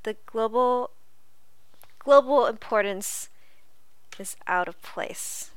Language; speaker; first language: English; native; English